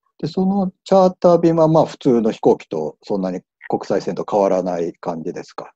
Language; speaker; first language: Japanese; native; Japanese